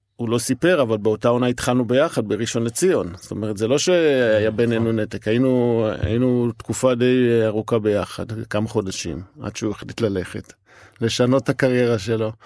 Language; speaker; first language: Hebrew; native; Hebrew